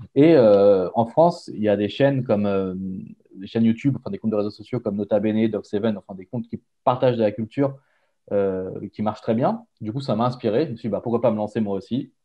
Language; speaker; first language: French; native; French